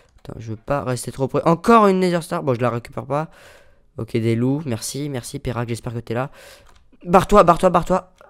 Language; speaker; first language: French; native; French